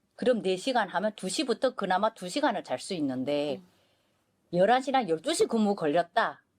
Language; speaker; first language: Korean; native; Korean